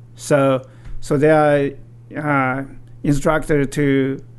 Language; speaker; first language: English; non-native, fluent; Chinese